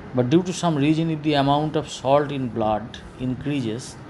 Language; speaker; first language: English; non-native, local second language; Bangla